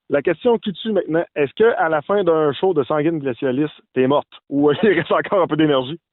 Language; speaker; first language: French; native; French